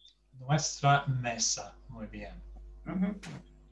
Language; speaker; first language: Spanish; non-native, fluent; English